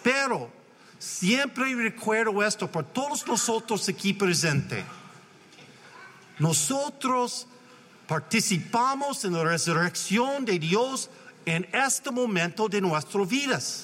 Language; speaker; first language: Spanish; non-native, learner; English